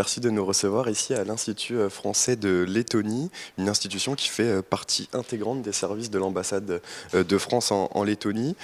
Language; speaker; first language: French; native; French